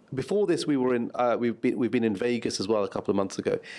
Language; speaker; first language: English; native; English